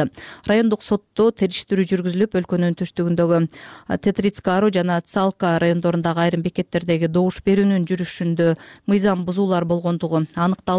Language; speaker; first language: Kyrgyz; native; Kyrgyz